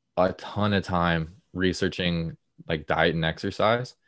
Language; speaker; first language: English; native; English